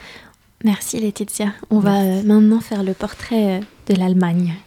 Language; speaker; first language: French; native; French